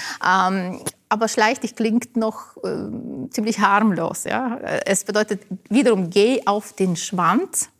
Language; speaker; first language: German; non-native, fluent; Ukrainian